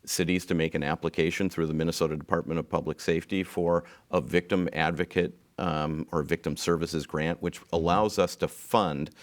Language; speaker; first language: English; native; English